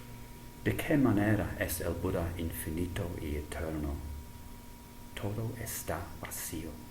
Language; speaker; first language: Spanish; non-native, fluent; English